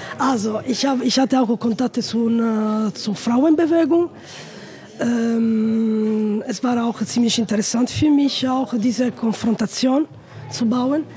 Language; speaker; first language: German; non-native, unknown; Italian